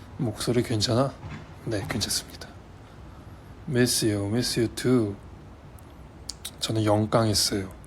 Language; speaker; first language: Korean; native; Korean